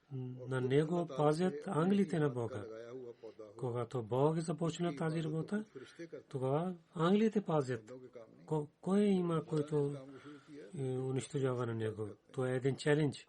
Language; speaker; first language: Bulgarian; non-native, learner; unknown